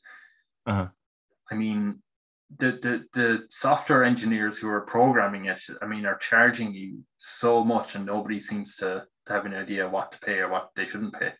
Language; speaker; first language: English; native; English